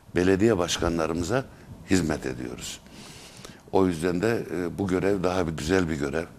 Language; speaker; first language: Turkish; native; Turkish